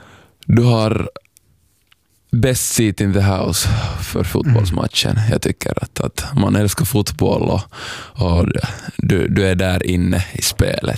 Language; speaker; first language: Swedish; non-native, local second language; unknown